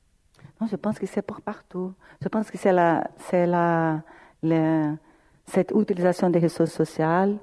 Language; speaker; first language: French; non-native, fluent; Portuguese